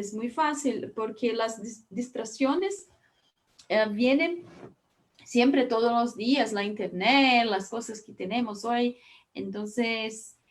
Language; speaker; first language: Spanish; non-native, learner; Portuguese